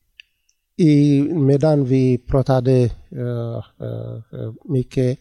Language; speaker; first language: Swedish; non-native, learner; Tigrinya